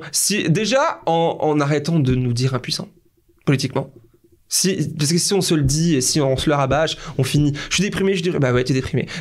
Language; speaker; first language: French; native; French